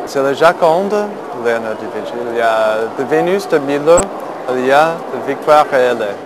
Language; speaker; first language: French; non-native, fluent; English